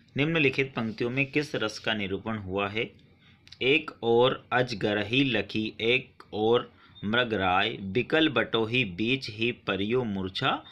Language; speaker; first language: Hindi; native; Hindi